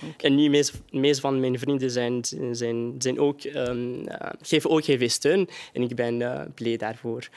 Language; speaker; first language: Dutch; non-native, fluent; Arabic